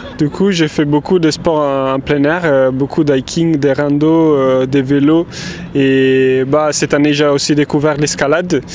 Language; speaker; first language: French; non-native, fluent; Italian